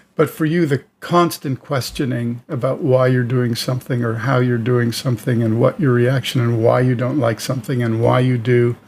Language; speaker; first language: English; native; English